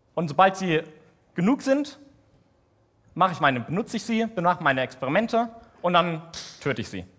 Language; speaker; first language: German; native; German